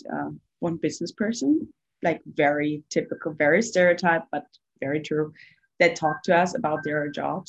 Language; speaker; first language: English; non-native, fluent; German